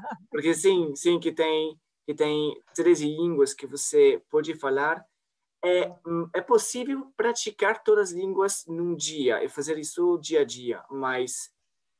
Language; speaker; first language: Portuguese; non-native, fluent; French